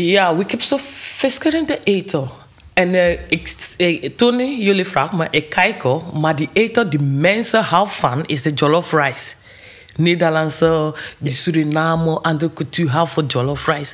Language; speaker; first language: Dutch; non-native, learner; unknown